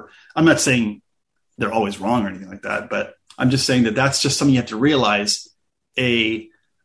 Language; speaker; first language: English; native; English